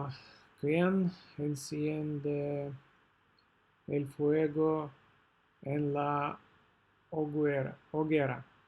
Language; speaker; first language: Spanish; non-native, learner; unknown